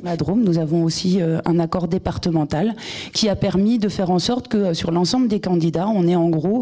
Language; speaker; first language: French; native; French